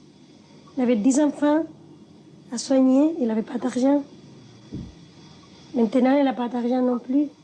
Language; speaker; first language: French; non-native, fluent; Spanish